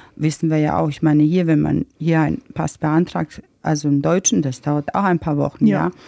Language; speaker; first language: German; non-native, fluent; Bosnian